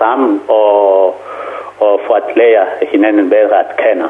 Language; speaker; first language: Danish; non-native, fluent; Kongo